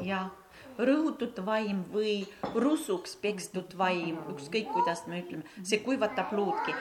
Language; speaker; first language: Estonian; non-native, local second language; Russian